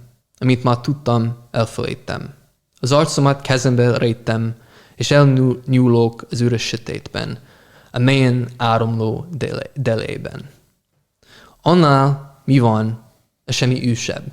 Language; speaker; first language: Hungarian; non-native, fluent; English